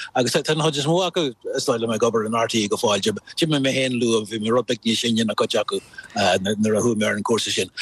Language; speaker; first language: Irish; non-native, local second language; English